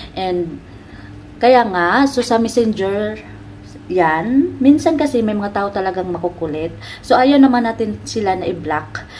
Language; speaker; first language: Filipino; non-native, local second language; Cebuano